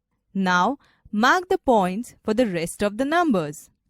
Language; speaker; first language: English; non-native, local second language; Gujarati